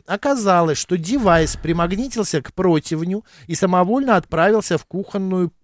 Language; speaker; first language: Russian; native; Russian